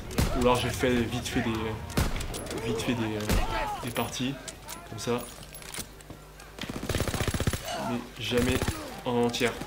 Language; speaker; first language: French; native; French